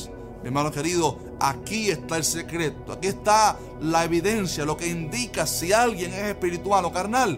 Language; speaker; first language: Spanish; native; Spanish